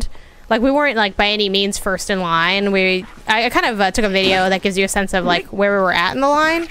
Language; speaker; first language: English; native; English